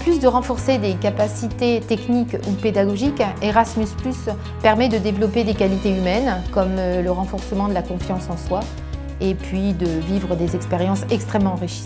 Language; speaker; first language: French; native; French